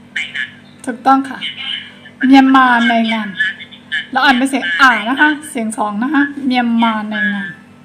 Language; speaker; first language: Thai; non-native, fluent; Burmese